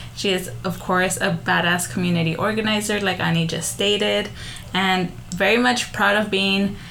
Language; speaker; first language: English; early bilingual, other home language; Spanish